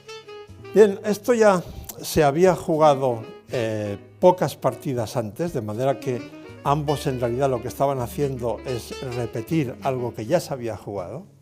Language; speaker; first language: Spanish; native; Spanish